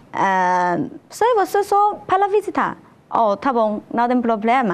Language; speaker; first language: Portuguese; non-native, learner; Chinese